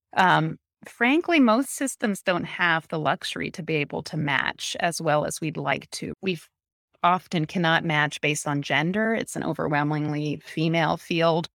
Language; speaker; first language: English; early bilingual, other home language; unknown